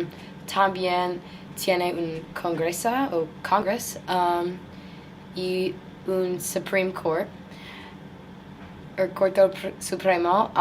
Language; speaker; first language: Spanish; non-native, learner; English